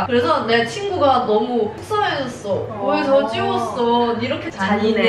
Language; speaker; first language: Korean; non-native, learner; Cantonese